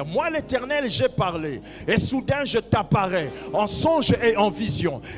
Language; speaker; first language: French; non-native, local second language; Lingala